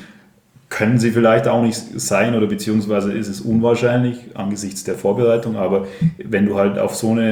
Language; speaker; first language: German; native; German